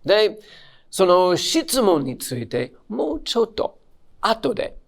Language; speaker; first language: Japanese; non-native, fluent; English